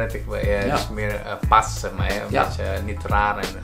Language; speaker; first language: Dutch; non-native, learner; Indonesian